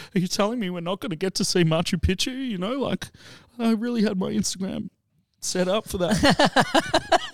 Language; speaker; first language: English; native; English